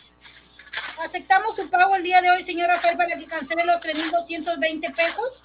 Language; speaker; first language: Spanish; native; Spanish